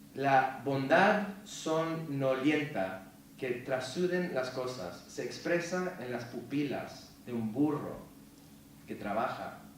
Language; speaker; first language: Spanish; early bilingual, other home language; English